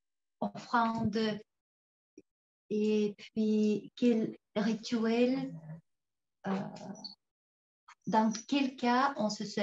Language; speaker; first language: French; non-native, fluent; Tuvinian